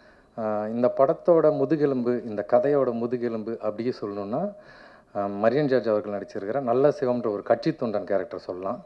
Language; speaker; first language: Tamil; native; Tamil